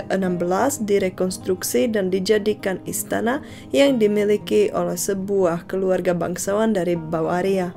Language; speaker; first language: Indonesian; non-native, fluent; Czech